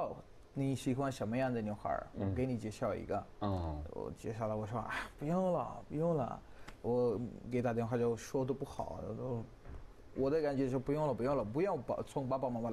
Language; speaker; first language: Chinese; non-native, learner; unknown